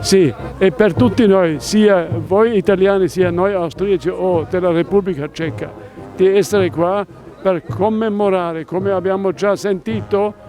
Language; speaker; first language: Italian; non-native, fluent; German